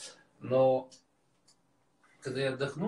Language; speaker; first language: Russian; native; Russian